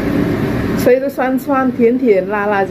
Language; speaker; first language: Chinese; non-native, learner; Indonesian